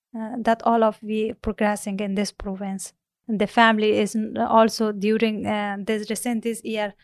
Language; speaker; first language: English; non-native, learner; Persian